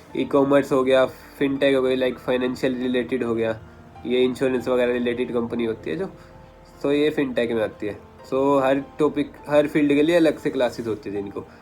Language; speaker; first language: Hindi; native; Hindi